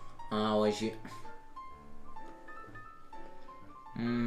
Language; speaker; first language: Japanese; non-native, fluent; Italian